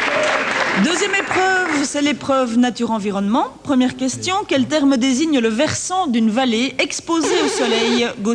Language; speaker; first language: French; native; French